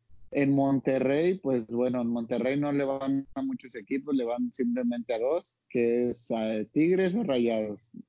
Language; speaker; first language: Spanish; native; Spanish